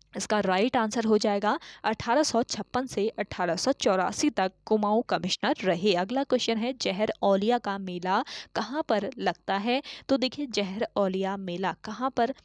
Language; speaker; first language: Hindi; native; Hindi